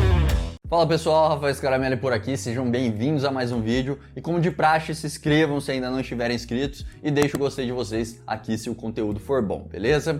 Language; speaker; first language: Portuguese; native; Portuguese